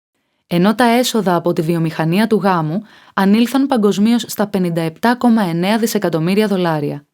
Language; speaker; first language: Greek; native; Greek